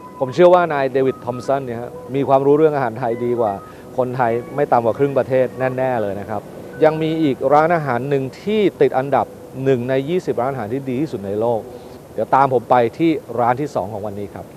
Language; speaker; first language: Thai; native; Thai